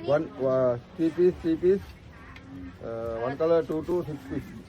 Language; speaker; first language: English; non-native, learner; Thai